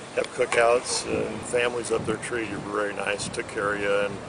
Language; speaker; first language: English; native; English